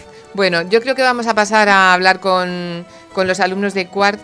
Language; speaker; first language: Spanish; native; Spanish